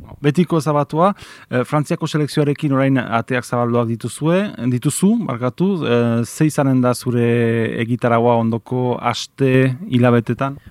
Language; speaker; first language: Basque; native; Basque